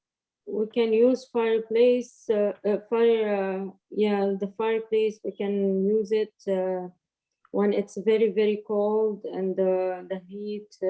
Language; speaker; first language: English; non-native, learner; Arabic